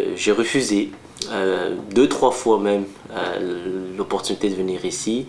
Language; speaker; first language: French; non-native, local second language; Malagasy